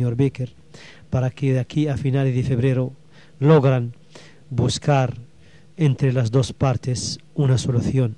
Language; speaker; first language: Spanish; non-native, local second language; Arabic